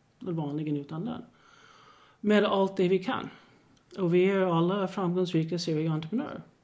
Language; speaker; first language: Swedish; non-native, fluent; English